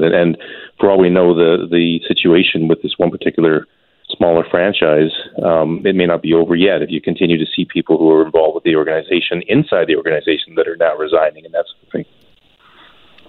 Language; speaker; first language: English; native; English